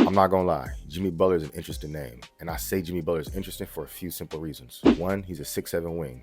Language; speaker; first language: English; native; English